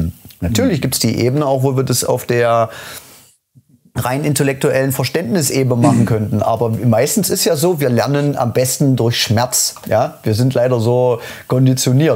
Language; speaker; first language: German; native; German